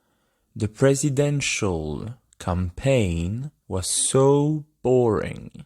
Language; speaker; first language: English; non-native, fluent; French